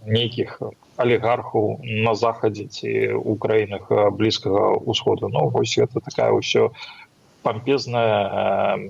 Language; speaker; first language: Belarusian; non-native, local second language; Russian